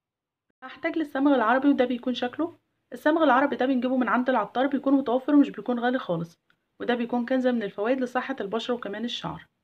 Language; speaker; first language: Arabic; native; Arabic